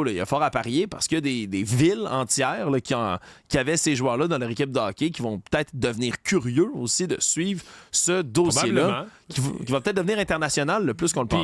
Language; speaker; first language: French; native; French